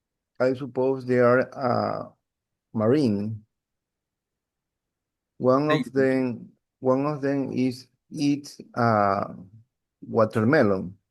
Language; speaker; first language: English; non-native, learner; Spanish